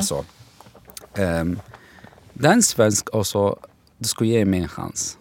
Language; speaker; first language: Swedish; non-native, fluent; Arabic